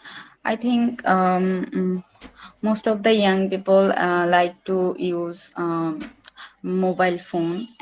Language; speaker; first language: English; non-native, learner; Bangla